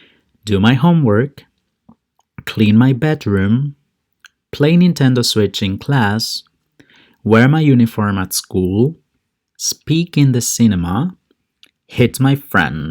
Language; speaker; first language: English; non-native, fluent; Spanish